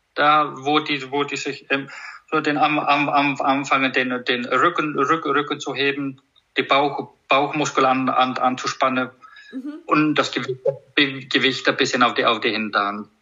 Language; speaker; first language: German; non-native, fluent; Icelandic